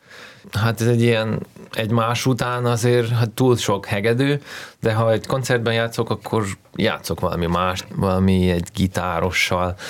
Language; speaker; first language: Hungarian; non-native, fluent; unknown